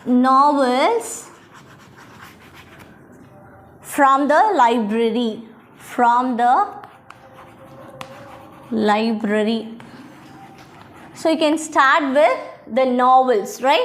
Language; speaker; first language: English; non-native, local second language; Tamil